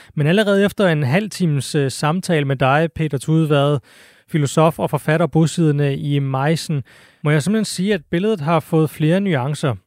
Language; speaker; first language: Danish; native; Danish